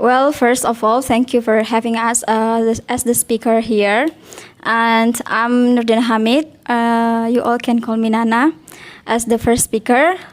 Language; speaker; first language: English; non-native, fluent; Indonesian